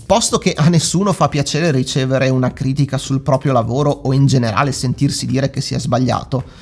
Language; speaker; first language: Italian; native; Italian